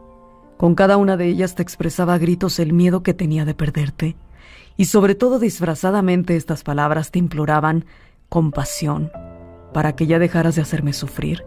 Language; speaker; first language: Spanish; native; Spanish